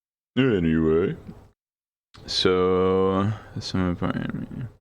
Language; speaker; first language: English; native; English